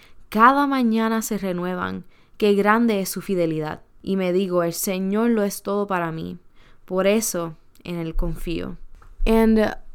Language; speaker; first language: Spanish; early bilingual, heritage; Spanish